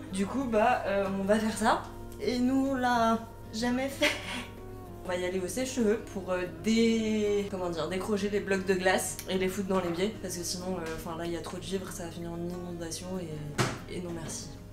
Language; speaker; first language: French; native; French